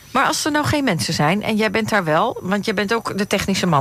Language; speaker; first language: Dutch; native; Dutch